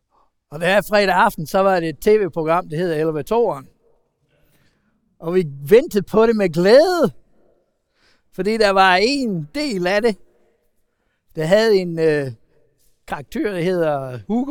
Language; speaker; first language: Danish; non-native, fluent; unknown